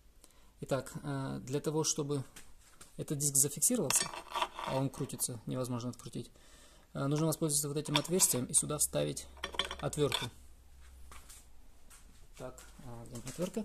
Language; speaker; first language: Russian; native; Russian